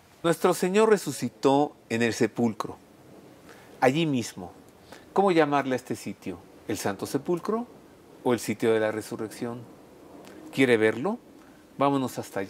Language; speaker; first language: Spanish; native; Spanish